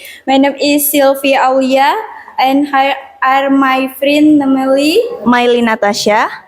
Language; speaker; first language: English; non-native, learner; Indonesian